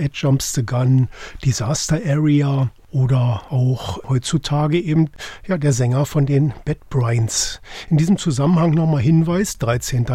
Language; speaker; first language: German; native; German